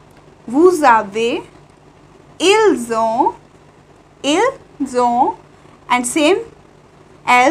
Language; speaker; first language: French; non-native, fluent; Hindi